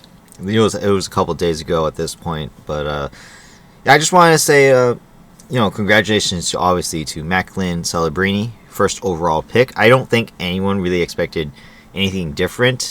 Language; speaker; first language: English; native; English